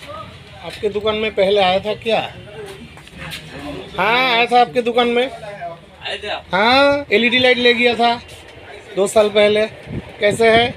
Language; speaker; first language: Hindi; non-native, local second language; Bangla